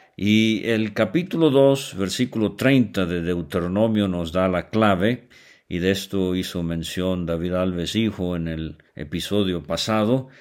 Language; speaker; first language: Spanish; native; Spanish